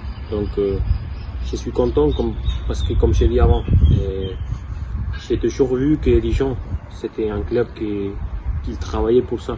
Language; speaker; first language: French; non-native, fluent; Spanish